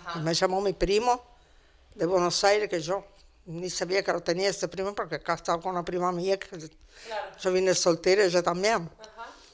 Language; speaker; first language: Spanish; non-native, fluent; Italian